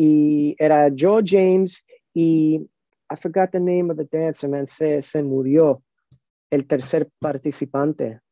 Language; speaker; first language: Spanish; early bilingual, heritage; Spanish